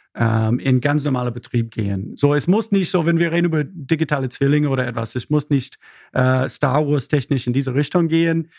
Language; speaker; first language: German; non-native, fluent; English